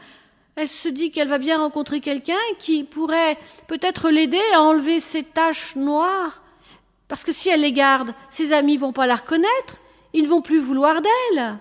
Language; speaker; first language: French; native; French